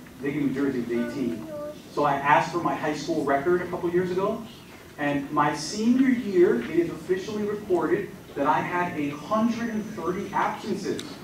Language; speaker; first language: English; early bilingual, other home language; Spanish